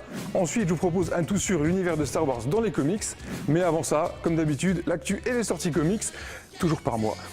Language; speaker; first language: French; native; French